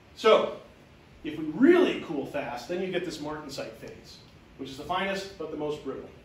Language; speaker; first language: English; native; English